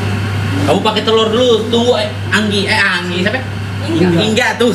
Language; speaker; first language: Indonesian; native; Indonesian